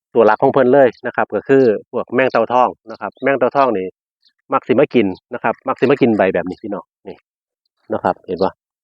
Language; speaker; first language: Thai; native; Thai